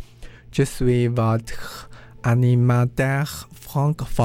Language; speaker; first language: French; non-native, learner; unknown